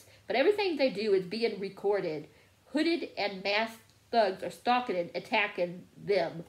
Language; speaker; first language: English; native; English